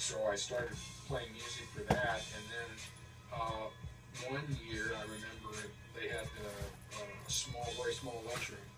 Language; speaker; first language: English; native; English